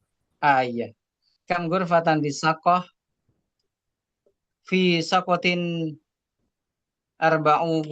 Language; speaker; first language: Arabic; non-native, learner; Indonesian